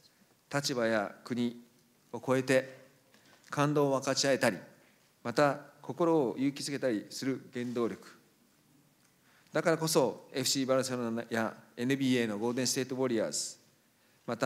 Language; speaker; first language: Japanese; native; Japanese